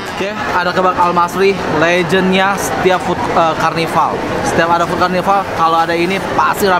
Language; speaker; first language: Indonesian; native; Indonesian